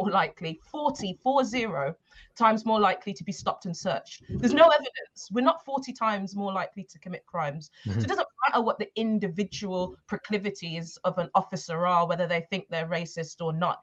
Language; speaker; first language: English; native; English